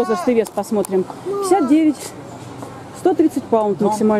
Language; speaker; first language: Russian; native; Russian